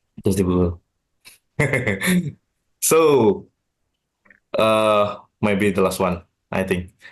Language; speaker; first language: English; non-native, learner; Indonesian